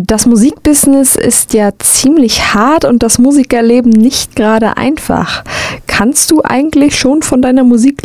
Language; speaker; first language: German; native; German